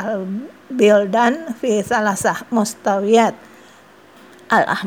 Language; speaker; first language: Arabic; non-native, fluent; Indonesian